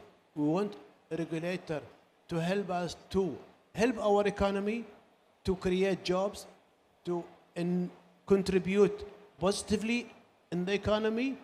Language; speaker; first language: English; non-native, learner; Arabic